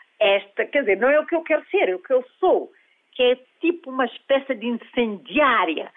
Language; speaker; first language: Portuguese; non-native, local second language; Kabuverdianu